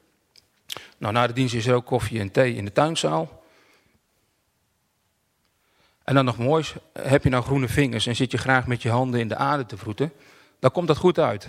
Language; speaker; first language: Dutch; native; Dutch